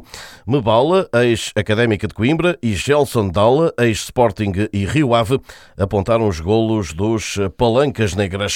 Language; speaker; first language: Portuguese; native; Portuguese